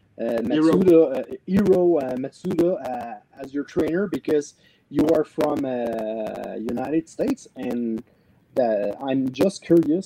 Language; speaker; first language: English; non-native, learner; French